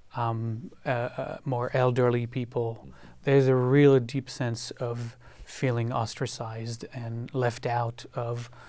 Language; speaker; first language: English; non-native, fluent; French